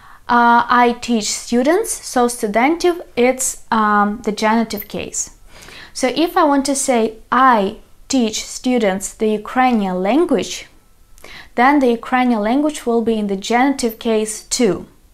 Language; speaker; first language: English; non-native, fluent; Ukrainian